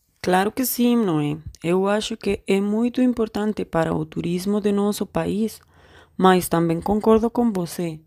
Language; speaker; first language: Portuguese; non-native, learner; Spanish